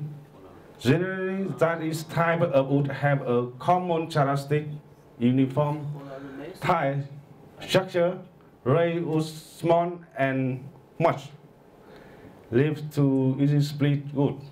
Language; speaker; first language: English; non-native, learner; Vietnamese